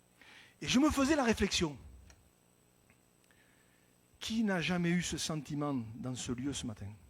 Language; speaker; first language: French; native; French